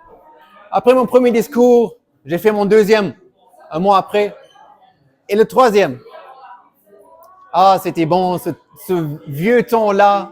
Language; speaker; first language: French; non-native, fluent; German